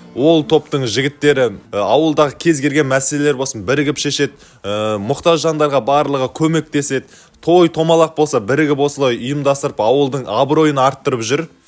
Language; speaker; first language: Kazakh; native; Kazakh